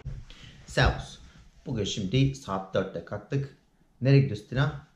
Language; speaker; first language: Turkish; native; Turkish